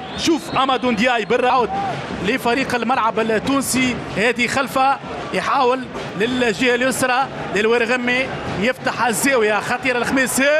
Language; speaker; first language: Arabic; native; Arabic